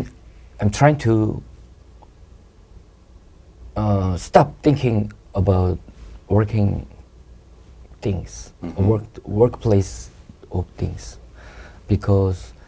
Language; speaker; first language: English; non-native, learner; Korean